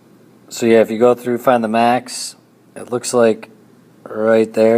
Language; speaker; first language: English; native; English